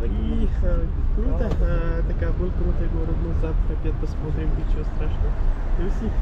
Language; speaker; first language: Russian; non-native, learner; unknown